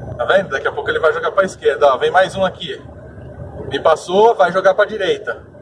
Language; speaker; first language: Portuguese; native; Portuguese